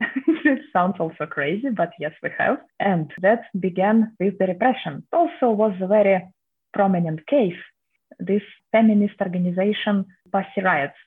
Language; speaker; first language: English; non-native, fluent; Russian